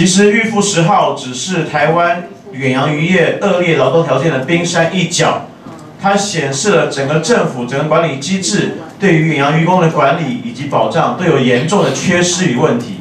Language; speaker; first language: Chinese; native; Chinese